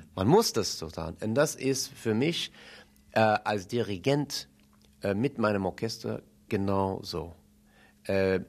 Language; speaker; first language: German; non-native, fluent; English